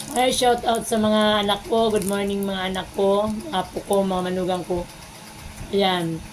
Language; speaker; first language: Filipino; non-native, local second language; Cebuano